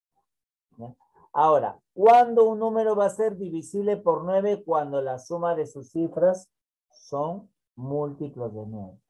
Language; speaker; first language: Spanish; native; Spanish